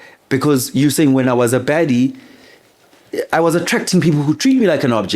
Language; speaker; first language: English; non-native, local second language; Zulu